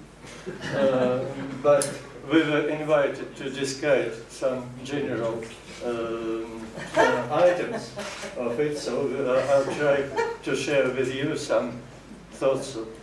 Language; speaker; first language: English; non-native, fluent; Russian